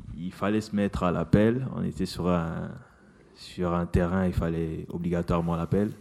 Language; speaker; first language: French; non-native, local second language; Lingala